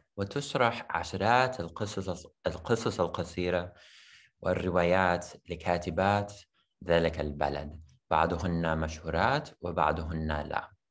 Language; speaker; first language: Arabic; non-native, fluent; English